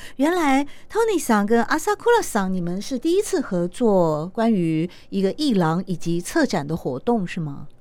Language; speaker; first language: Chinese; native; Chinese